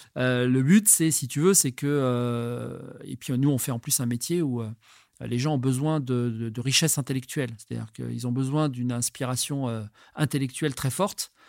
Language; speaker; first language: French; native; French